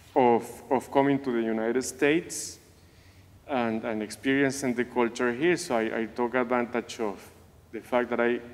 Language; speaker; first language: English; non-native, fluent; Spanish